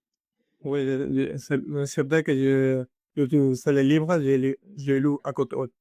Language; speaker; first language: French; non-native, learner; Spanish